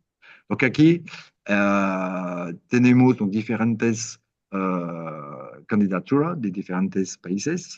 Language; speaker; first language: Spanish; non-native, learner; French